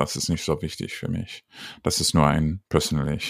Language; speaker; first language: German; non-native, learner; English